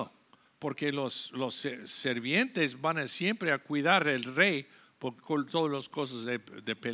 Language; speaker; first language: Spanish; non-native, learner; English